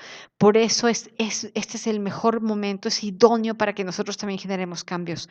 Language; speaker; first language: Spanish; native; Spanish